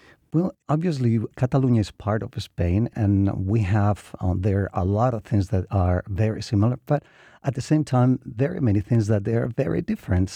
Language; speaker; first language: English; non-native, fluent; Spanish